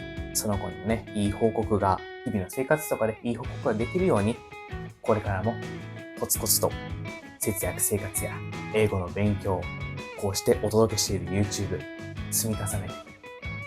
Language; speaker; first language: Japanese; native; Japanese